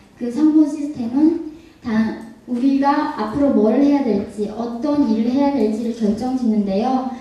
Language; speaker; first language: Korean; native; Korean